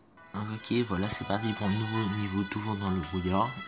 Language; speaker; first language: French; native; French